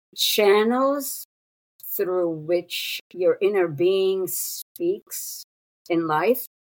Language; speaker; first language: English; non-native, fluent; Hebrew